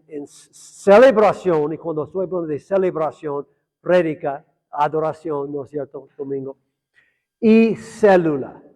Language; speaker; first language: Spanish; non-native, fluent; English